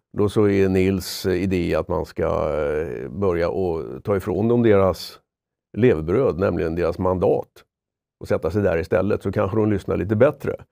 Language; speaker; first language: Swedish; native; Swedish